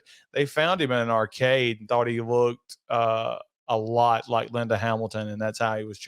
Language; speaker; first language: English; native; English